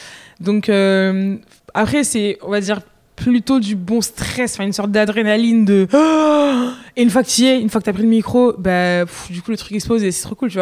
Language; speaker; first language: French; native; French